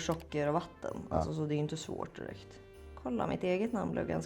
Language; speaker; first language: Swedish; native; Swedish